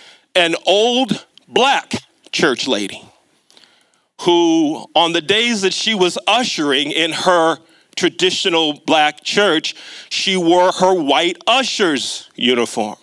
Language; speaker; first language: English; native; English